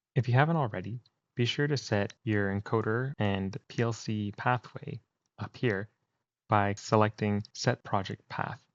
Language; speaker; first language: English; native; English